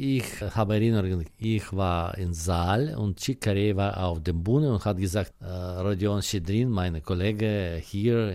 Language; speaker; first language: German; non-native, learner; Russian